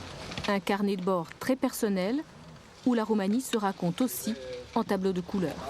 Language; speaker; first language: French; native; French